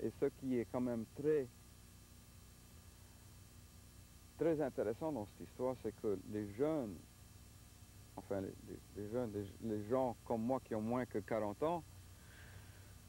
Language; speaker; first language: French; native; French